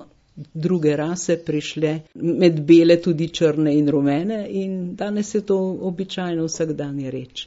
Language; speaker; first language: Slovenian; native; Slovenian